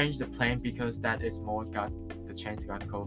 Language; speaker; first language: English; non-native, learner; Chinese